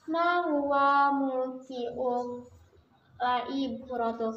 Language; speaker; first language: Arabic; non-native, learner; Indonesian